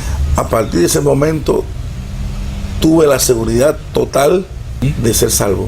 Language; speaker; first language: Spanish; native; Spanish